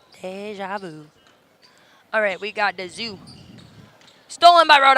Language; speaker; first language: English; native; English